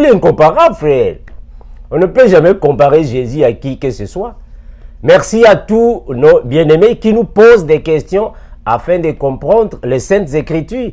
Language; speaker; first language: French; non-native, local second language; Lingala